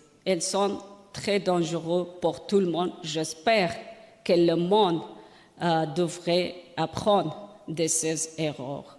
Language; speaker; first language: French; non-native, learner; Persian